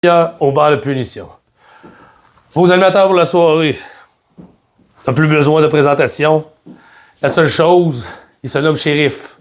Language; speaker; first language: French; native; French